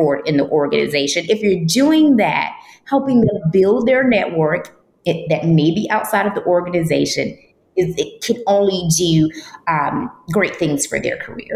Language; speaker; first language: English; native; English